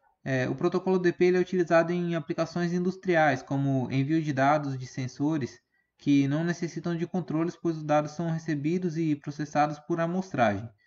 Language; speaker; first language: Portuguese; native; Portuguese